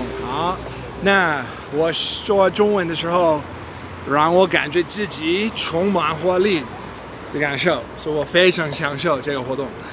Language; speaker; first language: Chinese; non-native, learner; English